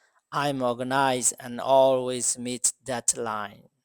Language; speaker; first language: English; non-native, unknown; Burmese